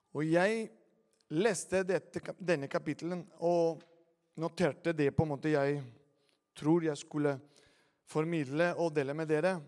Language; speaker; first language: Norwegian; non-native, fluent; Spanish